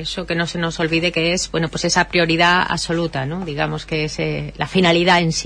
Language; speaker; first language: Spanish; native; Spanish